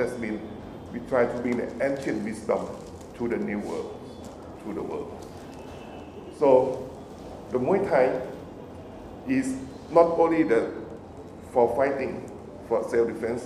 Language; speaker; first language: English; non-native, fluent; Thai